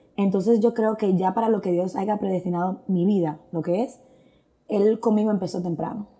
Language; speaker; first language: Spanish; native; Spanish